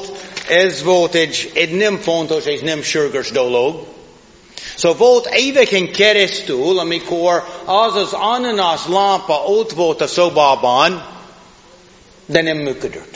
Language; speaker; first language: Hungarian; non-native, fluent; English